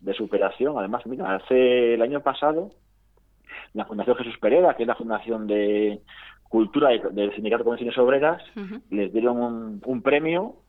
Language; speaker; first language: Spanish; native; Spanish